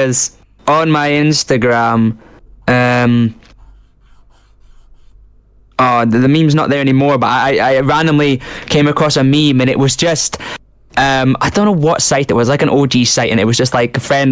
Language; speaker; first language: English; native; English